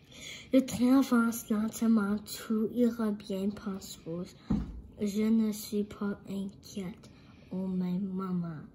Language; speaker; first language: French; non-native, learner; English